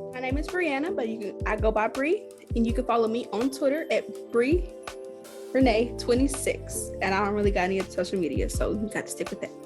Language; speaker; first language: English; native; English